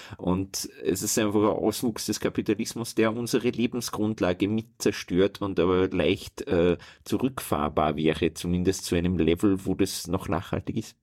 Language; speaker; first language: German; native; German